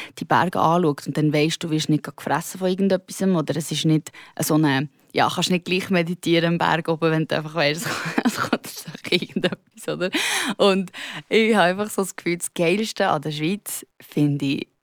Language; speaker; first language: German; native; German